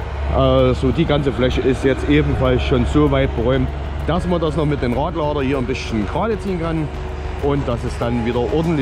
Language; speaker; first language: German; native; German